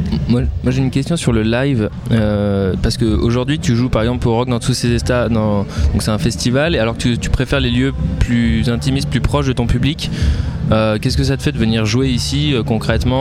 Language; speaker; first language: French; native; French